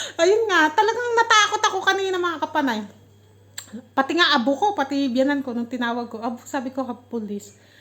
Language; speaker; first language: Filipino; native; Filipino